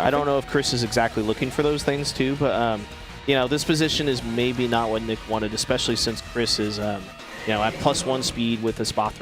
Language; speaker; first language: English; native; English